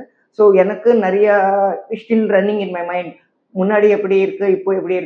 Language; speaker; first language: Tamil; non-native, learner; Telugu